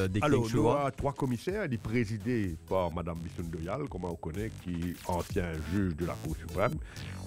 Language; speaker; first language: French; non-native, local second language; Morisyen